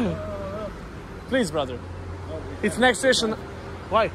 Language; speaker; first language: English; non-native, learner; Serbian